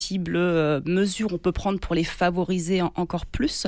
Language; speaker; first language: French; native; French